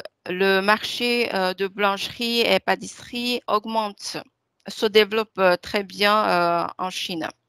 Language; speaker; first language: French; non-native, fluent; Chinese